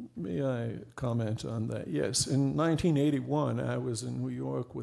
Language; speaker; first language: English; non-native, fluent; Portuguese